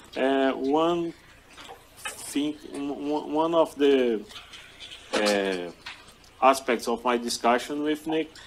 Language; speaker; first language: English; non-native, fluent; Portuguese